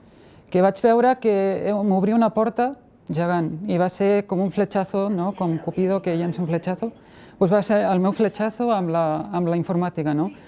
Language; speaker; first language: Catalan; native; Catalan